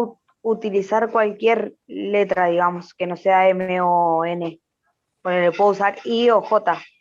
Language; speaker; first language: Spanish; native; Spanish